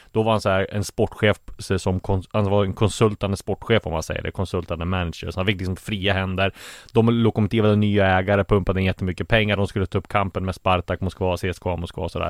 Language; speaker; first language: Swedish; native; Swedish